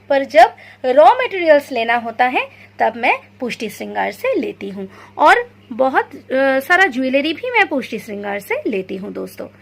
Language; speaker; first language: Hindi; non-native, local second language; Bangla